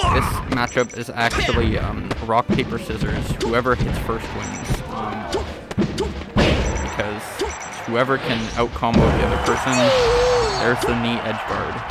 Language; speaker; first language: English; native; English